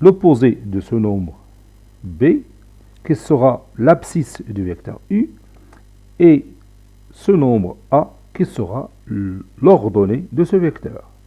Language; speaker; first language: French; non-native, local second language; Arabic